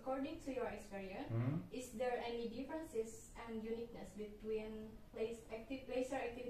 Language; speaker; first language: English; non-native, fluent; Indonesian